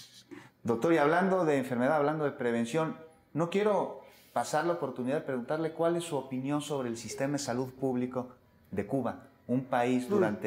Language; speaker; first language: Spanish; native; Spanish